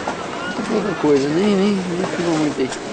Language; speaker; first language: Portuguese; native; Portuguese